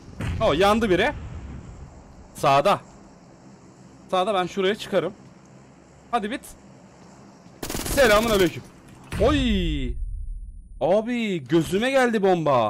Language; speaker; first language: Turkish; native; Turkish